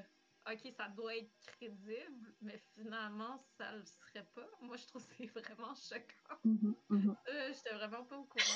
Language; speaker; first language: French; native; French